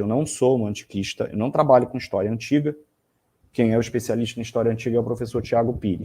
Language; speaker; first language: Portuguese; native; Portuguese